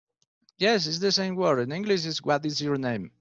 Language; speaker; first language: English; non-native, learner; Spanish